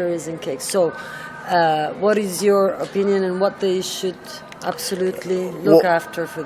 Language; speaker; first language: English; non-native, fluent; Italian